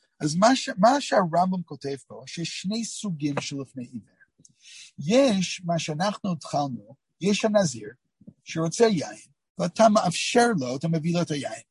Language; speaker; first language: Hebrew; non-native, fluent; English